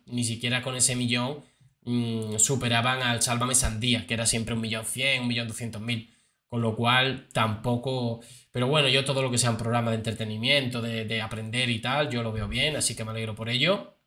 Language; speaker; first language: Spanish; native; Spanish